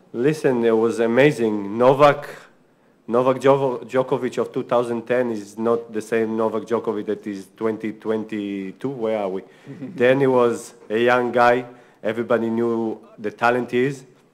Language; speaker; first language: English; non-native, fluent; Hebrew